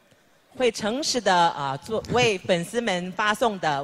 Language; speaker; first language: Chinese; native; Chinese